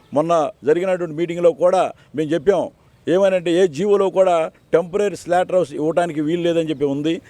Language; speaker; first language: Telugu; native; Telugu